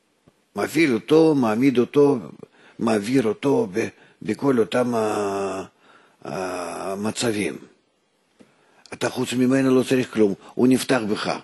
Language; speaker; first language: Hebrew; non-native, fluent; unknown